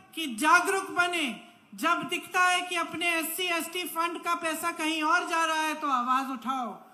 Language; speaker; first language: Hindi; native; Hindi